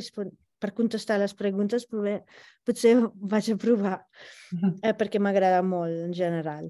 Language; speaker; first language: Catalan; non-native, fluent; Italian